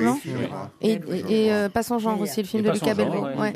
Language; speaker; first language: French; native; French